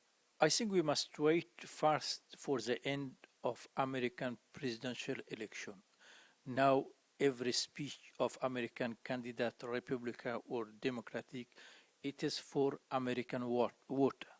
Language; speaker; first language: English; non-native, fluent; Persian